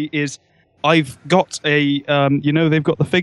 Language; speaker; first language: English; native; English